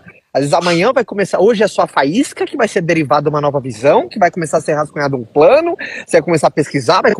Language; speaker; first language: Portuguese; native; Portuguese